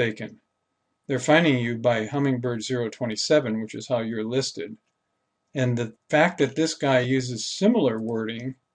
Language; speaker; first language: English; native; English